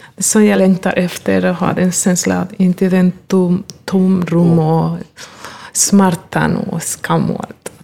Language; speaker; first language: Swedish; non-native, fluent; Spanish